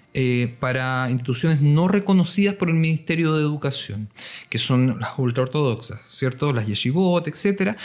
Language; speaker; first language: Spanish; native; Spanish